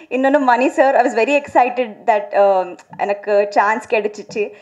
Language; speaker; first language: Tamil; non-native, learner; Telugu